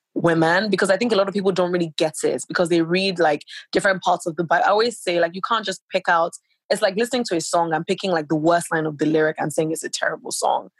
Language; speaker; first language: English; non-native, local second language; Yoruba